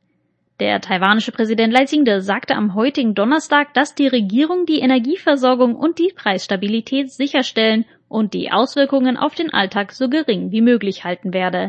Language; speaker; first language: German; native; German